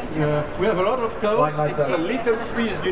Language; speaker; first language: English; non-native, learner; French